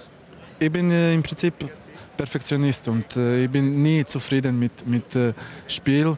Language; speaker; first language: German; non-native, fluent; Croatian